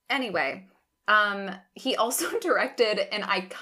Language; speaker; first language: English; native; English